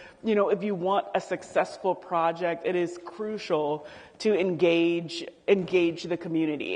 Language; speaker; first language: English; native; English